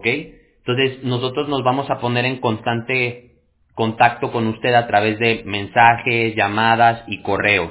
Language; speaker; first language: Spanish; native; Spanish